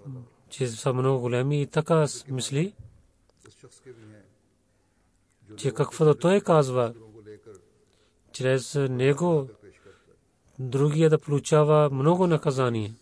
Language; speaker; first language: Bulgarian; non-native, learner; Urdu